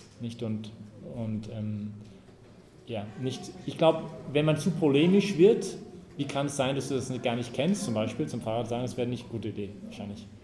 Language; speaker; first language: German; non-native, fluent; English